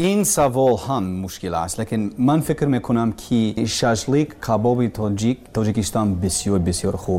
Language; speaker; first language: Persian; non-native, learner; English